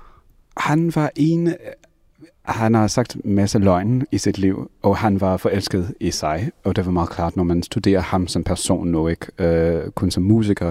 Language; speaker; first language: Danish; non-native, fluent; English